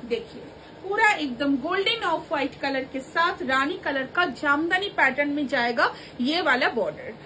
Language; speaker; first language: Hindi; non-native, local second language; Bangla